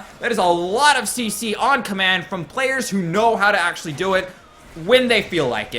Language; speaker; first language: English; native; English